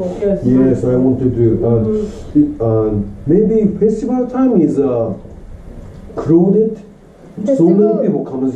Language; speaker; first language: English; non-native, learner; Japanese